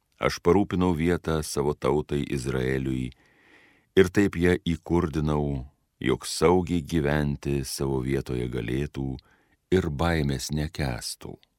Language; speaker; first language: Lithuanian; native; Lithuanian